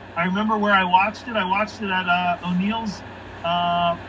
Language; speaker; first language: English; native; English